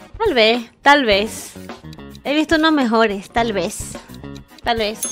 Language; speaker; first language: Spanish; native; Spanish